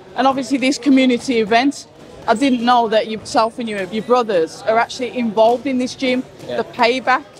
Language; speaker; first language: English; native; English